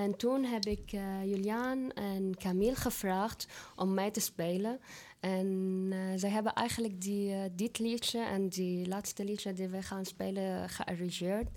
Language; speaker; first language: Dutch; non-native, fluent; Arabic